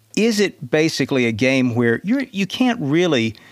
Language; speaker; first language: English; native; English